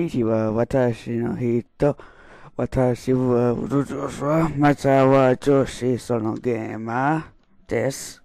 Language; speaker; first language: Japanese; non-native, learner; English